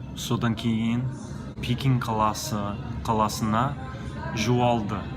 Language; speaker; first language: Kazakh; non-native, learner; English